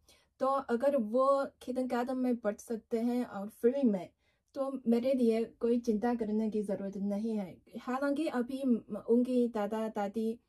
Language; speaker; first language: Hindi; non-native, learner; Chinese